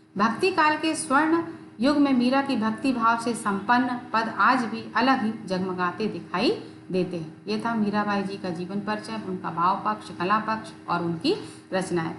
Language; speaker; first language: Hindi; native; Hindi